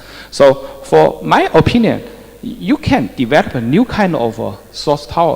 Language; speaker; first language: English; non-native, fluent; Chinese